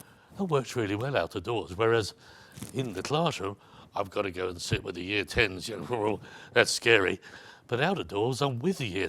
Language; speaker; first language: English; native; English